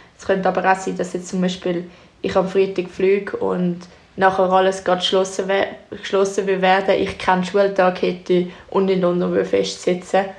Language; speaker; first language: German; native; German